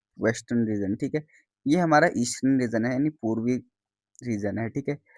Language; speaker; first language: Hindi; native; Hindi